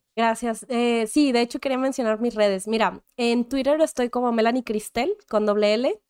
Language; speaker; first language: Spanish; native; Spanish